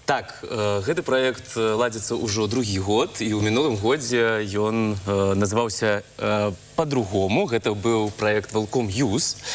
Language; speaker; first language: Belarusian; non-native, local second language; Russian